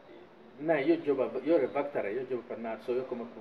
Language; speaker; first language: Swedish; non-native, learner; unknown